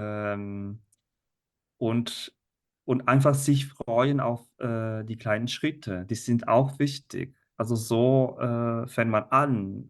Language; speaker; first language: German; non-native, fluent; Italian